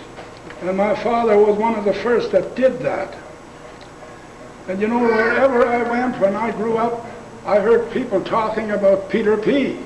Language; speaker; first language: English; non-native, local second language; Plautdietsch